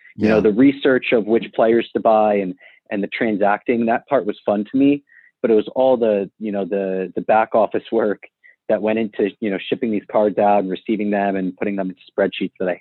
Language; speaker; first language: English; native; English